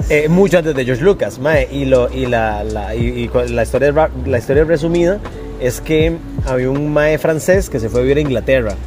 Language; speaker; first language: Spanish; native; Spanish